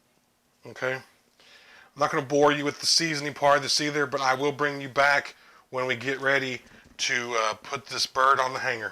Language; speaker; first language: English; native; English